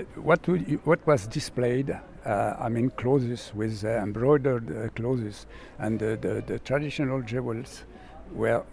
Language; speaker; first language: English; non-native, fluent; French